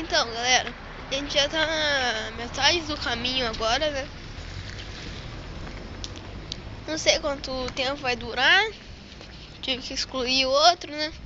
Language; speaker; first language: Portuguese; native; Portuguese